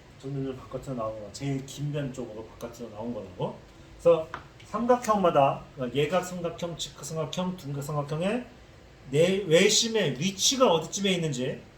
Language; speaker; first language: Korean; native; Korean